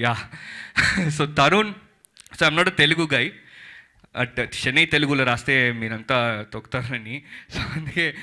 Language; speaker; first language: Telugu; early bilingual, heritage; Telugu